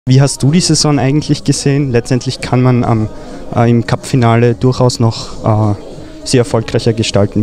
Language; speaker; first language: German; native; German